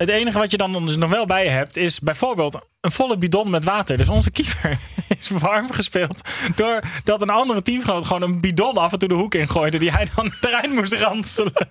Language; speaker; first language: Dutch; native; Dutch